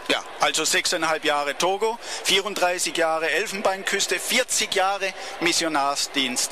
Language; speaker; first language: German; native; German